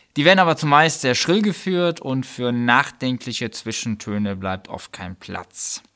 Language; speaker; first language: German; native; German